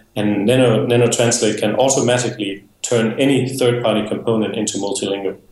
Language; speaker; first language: English; non-native, fluent; Danish